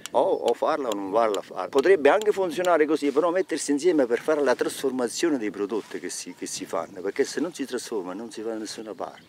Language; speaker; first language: Italian; native; Italian